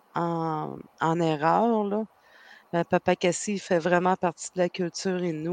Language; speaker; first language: French; native; French